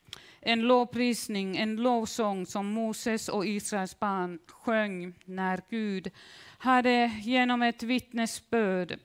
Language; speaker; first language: Swedish; non-native, fluent; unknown